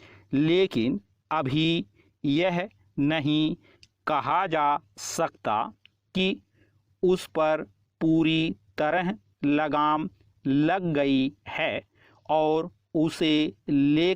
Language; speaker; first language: Hindi; native; Hindi